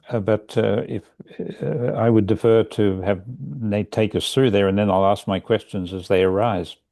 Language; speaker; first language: English; native; English